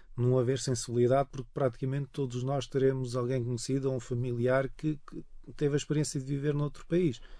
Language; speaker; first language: Portuguese; native; Portuguese